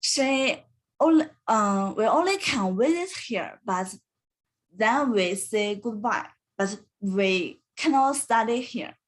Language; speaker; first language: English; non-native, learner; Chinese